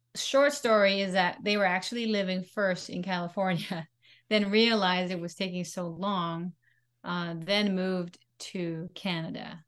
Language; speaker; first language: English; non-native, local second language; Pampanga